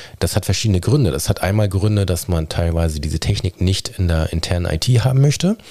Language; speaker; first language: German; native; German